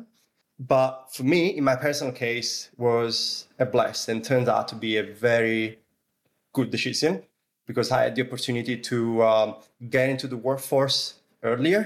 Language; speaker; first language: English; non-native, fluent; Italian